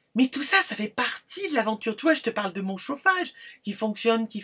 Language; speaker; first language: French; native; French